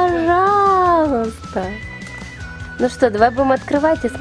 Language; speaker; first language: Russian; native; Russian